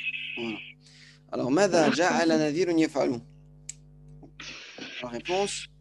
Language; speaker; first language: French; native; French